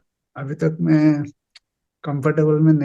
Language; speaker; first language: Hindi; non-native, local second language; Bangla